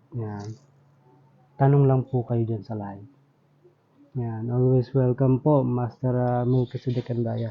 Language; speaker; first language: Filipino; non-native, local second language; Bikol